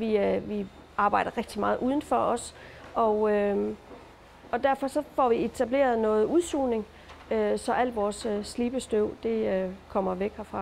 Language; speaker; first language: Danish; native; Danish